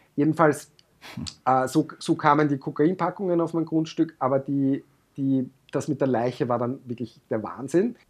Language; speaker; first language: German; native; German